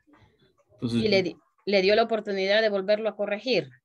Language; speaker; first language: Spanish; native; Spanish